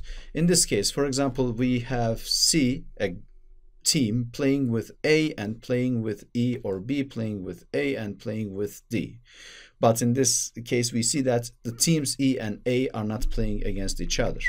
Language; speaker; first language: English; non-native, fluent; Turkish